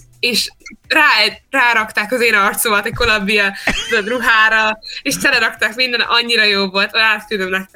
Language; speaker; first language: Hungarian; early bilingual, heritage; Hungarian